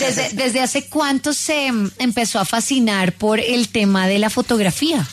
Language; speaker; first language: Spanish; native; Spanish